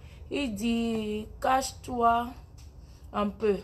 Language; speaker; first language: French; non-native, local second language; Ewe